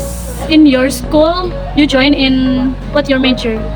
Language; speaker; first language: English; non-native, learner; Indonesian